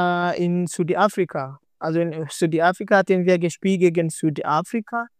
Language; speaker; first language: German; non-native, learner; Swahili